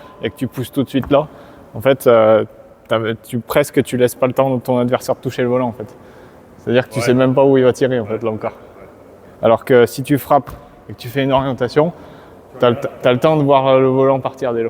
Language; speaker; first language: French; native; French